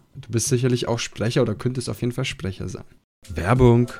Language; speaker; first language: German; non-native, fluent; Italian